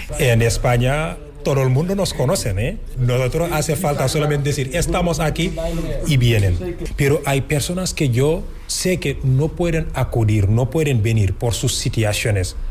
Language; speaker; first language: Spanish; non-native, fluent; Wolof